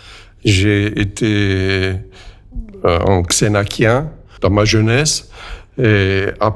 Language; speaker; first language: French; non-native, fluent; Romanian